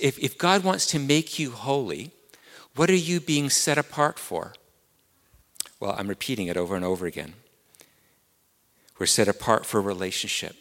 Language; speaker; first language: English; native; English